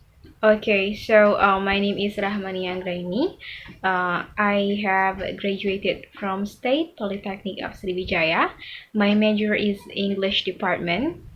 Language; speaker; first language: English; non-native, fluent; Indonesian